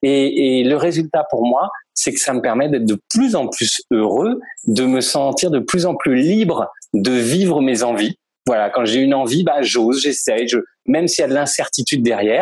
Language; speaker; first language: French; native; French